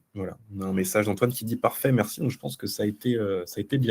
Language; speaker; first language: French; native; French